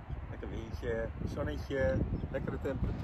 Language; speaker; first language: Dutch; native; Dutch